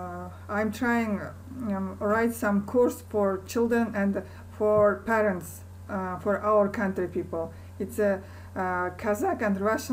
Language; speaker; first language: English; non-native, learner; Kazakh